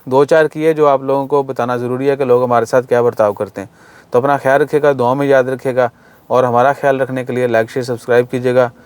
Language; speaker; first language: Urdu; non-native, local second language; Punjabi